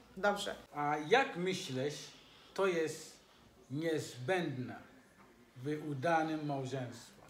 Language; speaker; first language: Polish; non-native, learner; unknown